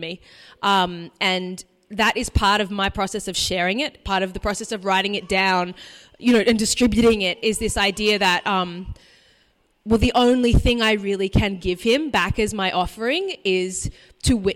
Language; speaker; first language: English; native; English